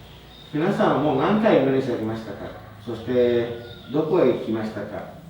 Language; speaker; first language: Japanese; non-native, fluent; Indonesian